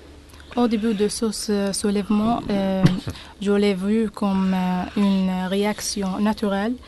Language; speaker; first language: French; non-native, learner; Arabic